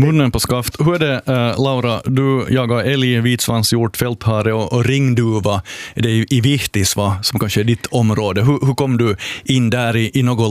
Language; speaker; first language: Swedish; native; Swedish